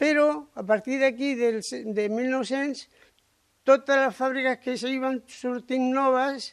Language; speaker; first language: Catalan; non-native, local second language; Spanish